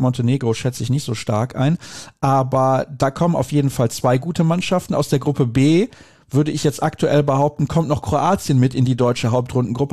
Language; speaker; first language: German; native; German